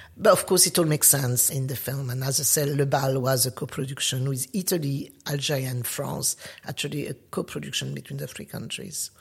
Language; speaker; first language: English; non-native, fluent; French